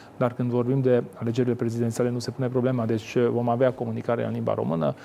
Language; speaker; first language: Romanian; non-native, local second language; Hungarian